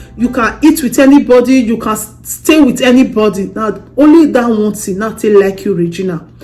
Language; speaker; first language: Nigerian Pidgin; native; Nigerian Pidgin